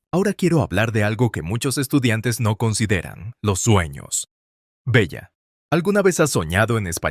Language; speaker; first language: Spanish; non-native, fluent; English